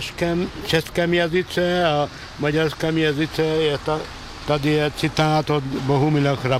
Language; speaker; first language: Czech; non-native, fluent; Hungarian